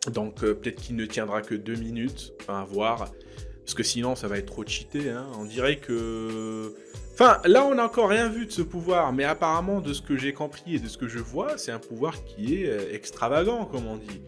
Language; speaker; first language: French; native; French